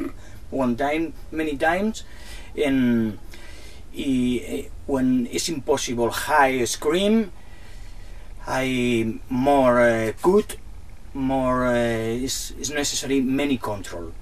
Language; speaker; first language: English; non-native, learner; Spanish